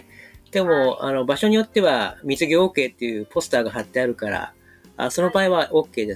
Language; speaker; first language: Japanese; native; Japanese